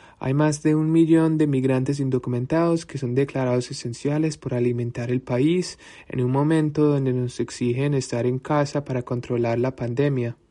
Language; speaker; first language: Spanish; early bilingual, heritage; Spanish